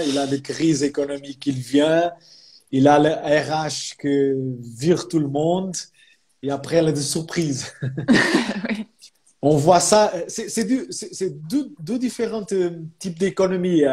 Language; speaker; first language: French; non-native, fluent; Portuguese